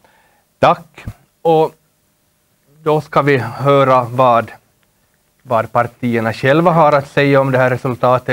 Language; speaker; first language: Swedish; native; Swedish